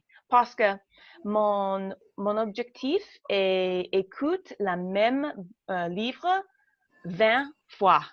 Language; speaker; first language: French; non-native, learner; English